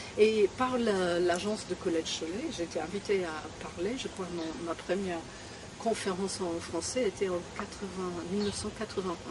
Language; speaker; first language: French; non-native, fluent; English